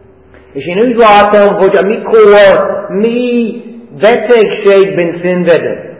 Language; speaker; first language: Hungarian; non-native, fluent; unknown